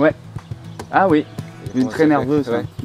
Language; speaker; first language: French; native; French